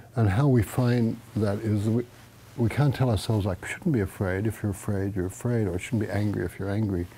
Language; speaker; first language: English; native; English